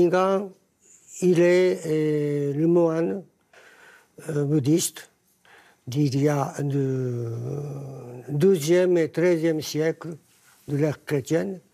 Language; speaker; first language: French; non-native, fluent; Japanese